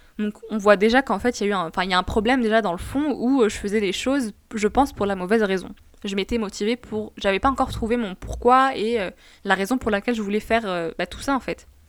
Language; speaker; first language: French; non-native, local second language; Arabic